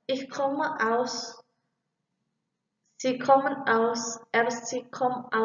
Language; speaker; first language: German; non-native, learner; Indonesian